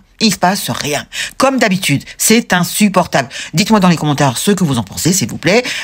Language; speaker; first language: French; native; French